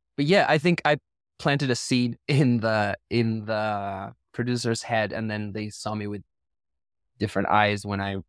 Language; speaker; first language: English; non-native, fluent; Spanish